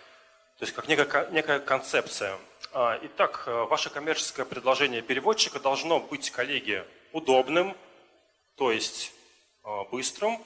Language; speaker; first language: Russian; native; Russian